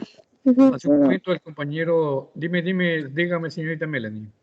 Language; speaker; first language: Spanish; native; Spanish